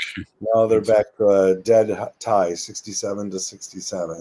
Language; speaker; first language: English; native; English